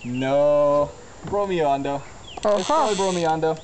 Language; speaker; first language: Spanish; non-native, learner; English